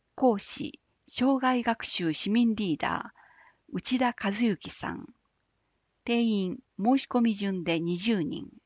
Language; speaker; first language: Japanese; native; Japanese